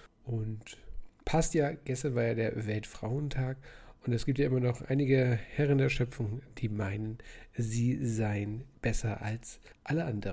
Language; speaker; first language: German; native; German